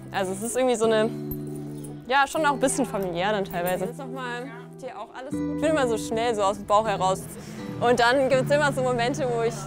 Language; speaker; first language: German; native; German